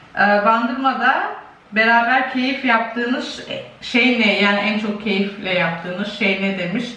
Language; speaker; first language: Turkish; early bilingual, heritage; Turkish